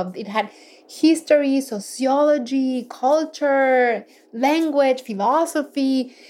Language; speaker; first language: English; non-native, fluent; Spanish